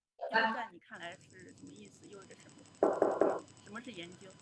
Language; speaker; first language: Chinese; native; Chinese